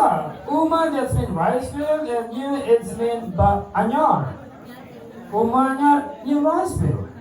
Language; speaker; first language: English; non-native, learner; Balinese